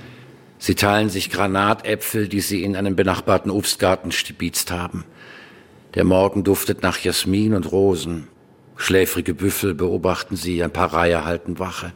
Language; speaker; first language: German; native; German